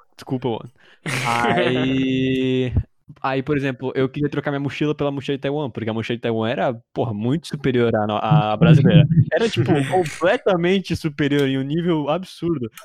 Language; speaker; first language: Portuguese; early bilingual, heritage; Portuguese